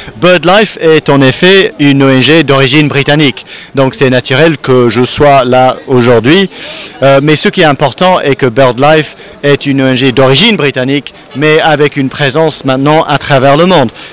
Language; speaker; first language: French; non-native, fluent; English